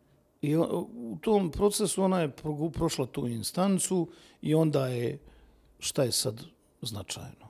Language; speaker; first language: Serbian; native; Serbian